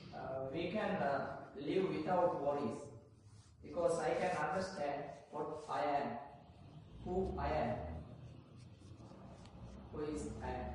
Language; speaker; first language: English; non-native, learner; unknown